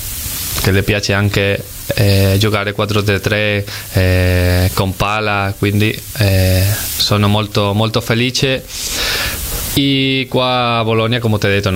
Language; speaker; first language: Italian; non-native, fluent; Spanish